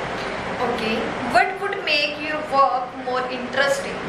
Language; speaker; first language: English; non-native, local second language; Punjabi